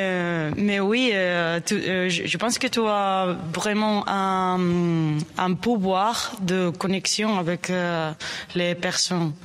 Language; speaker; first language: French; non-native, learner; Spanish